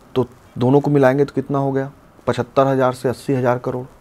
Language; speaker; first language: Hindi; native; Hindi